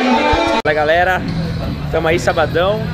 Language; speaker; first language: Portuguese; native; Portuguese